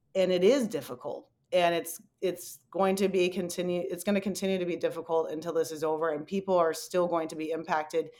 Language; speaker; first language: English; native; English